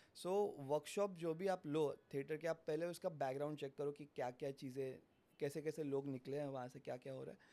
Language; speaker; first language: Hindi; non-native, local second language; Marathi